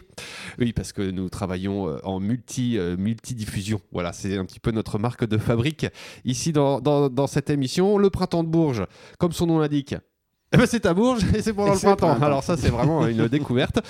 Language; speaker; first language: French; native; French